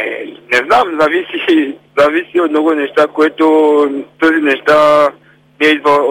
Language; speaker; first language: Bulgarian; non-native, learner; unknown